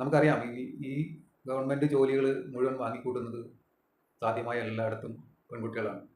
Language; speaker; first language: Malayalam; native; Malayalam